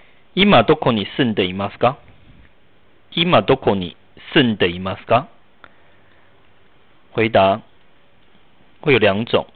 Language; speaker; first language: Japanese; non-native, fluent; Chinese